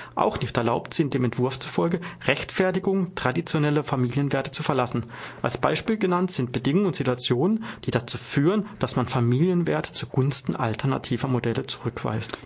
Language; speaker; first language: German; native; German